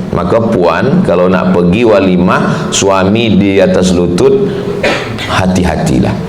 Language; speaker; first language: Malay; native; Malay